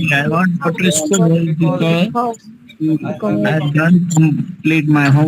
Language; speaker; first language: English; non-native, learner; Hindi